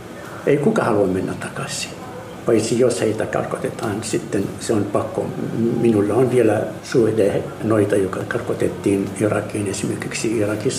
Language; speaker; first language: Finnish; non-native, fluent; Arabic